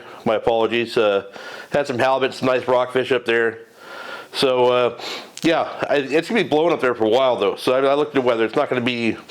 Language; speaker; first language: English; native; English